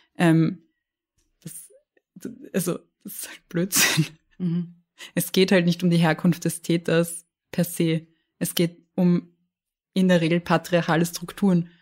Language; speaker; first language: German; native; German